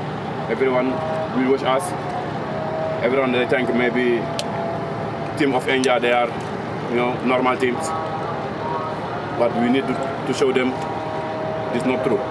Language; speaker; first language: English; non-native, learner; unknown